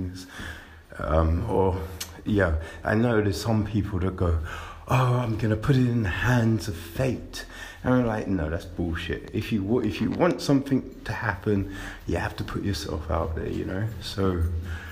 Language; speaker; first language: English; native; English